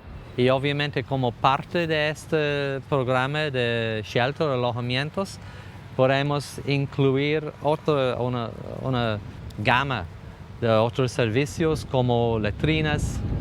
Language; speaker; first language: Spanish; non-native, fluent; English